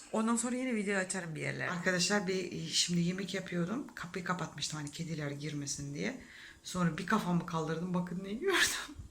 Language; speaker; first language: Turkish; non-native, fluent; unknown